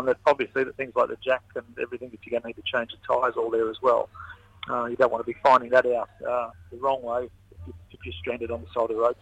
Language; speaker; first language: English; native; English